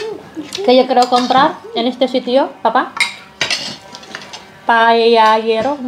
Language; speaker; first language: Spanish; non-native, learner; Indonesian